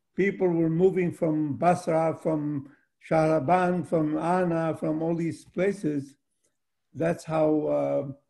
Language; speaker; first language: English; early bilingual, other home language; Arabic